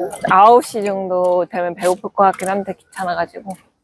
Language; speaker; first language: Korean; non-native, fluent; English